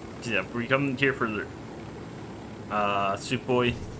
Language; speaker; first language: English; native; English